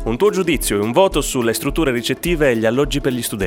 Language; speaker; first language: Italian; native; Italian